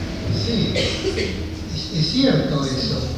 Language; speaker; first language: Spanish; native; Spanish